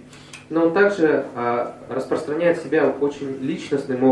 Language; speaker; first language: Russian; native; Russian